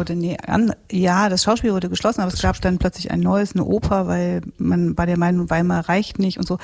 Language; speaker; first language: German; native; German